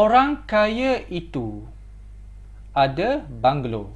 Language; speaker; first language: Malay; non-native, fluent; Korean